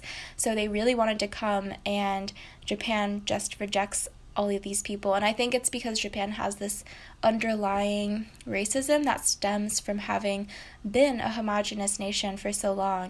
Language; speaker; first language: English; native; English